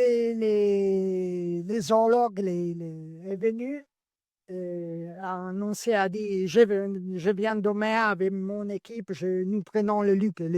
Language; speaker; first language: French; non-native, learner; Italian